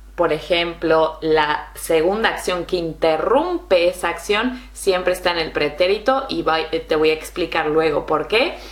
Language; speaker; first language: Spanish; native; Spanish